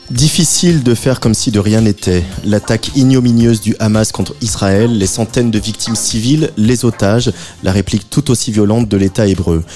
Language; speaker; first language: French; native; French